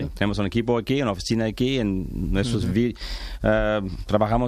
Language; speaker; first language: Spanish; non-native, learner; English